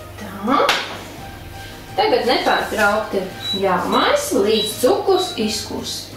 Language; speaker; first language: Latvian; non-native, local second language; Russian